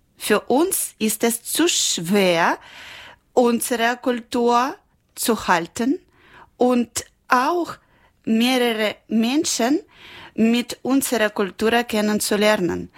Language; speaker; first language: German; non-native, learner; Ukrainian